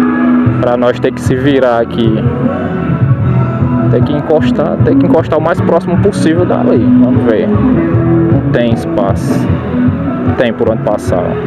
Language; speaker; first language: Portuguese; native; Portuguese